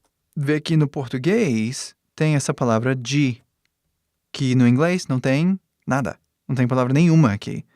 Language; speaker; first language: Portuguese; non-native, fluent; English